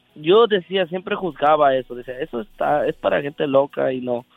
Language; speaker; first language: Spanish; native; Spanish